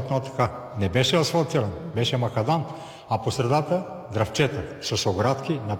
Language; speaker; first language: Bulgarian; native; Bulgarian